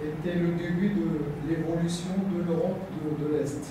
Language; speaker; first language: French; non-native, local second language; Arabic